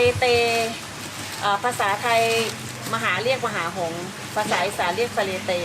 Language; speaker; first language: Thai; non-native, local second language; Northeastern Thai